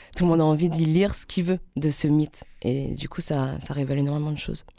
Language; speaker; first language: French; native; French